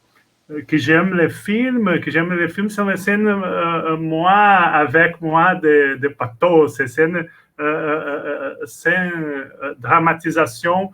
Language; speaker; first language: French; non-native, learner; Portuguese